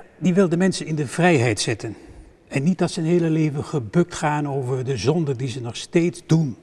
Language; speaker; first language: Dutch; native; Dutch